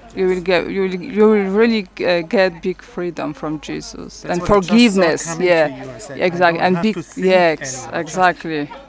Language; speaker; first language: English; non-native, learner; Polish